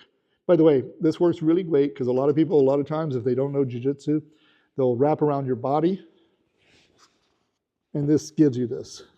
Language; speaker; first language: English; native; English